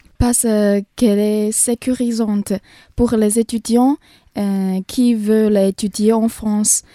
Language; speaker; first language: French; non-native, learner; Chinese